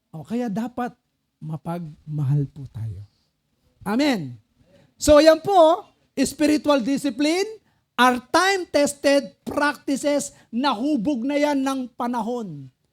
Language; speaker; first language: Filipino; non-native, local second language; Pampanga